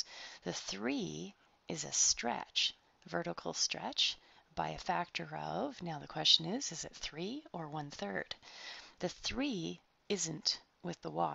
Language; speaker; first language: English; native; English